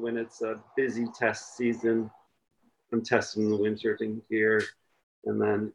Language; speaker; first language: English; native; English